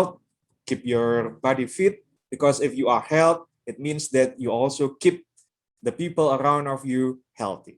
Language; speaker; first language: English; non-native, local second language; Indonesian